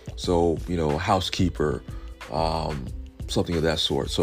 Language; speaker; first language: English; native; English